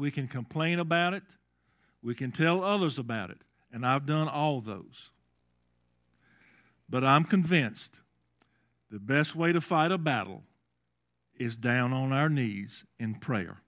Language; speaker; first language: English; native; English